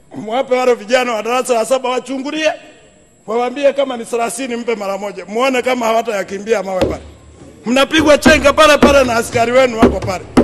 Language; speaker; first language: Swahili; non-native, local second language; Sukuma